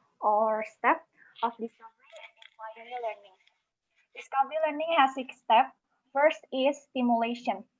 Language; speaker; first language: English; non-native, learner; Indonesian